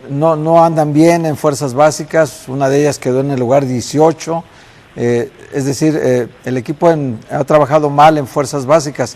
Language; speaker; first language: Spanish; native; Spanish